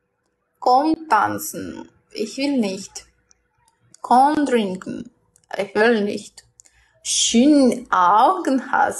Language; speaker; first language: German; non-native, learner; Russian